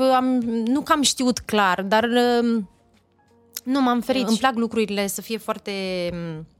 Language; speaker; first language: Romanian; native; Romanian